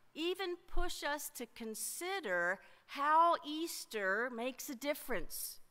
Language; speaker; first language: English; native; English